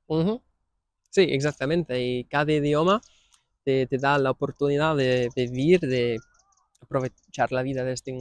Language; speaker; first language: Spanish; non-native, fluent; English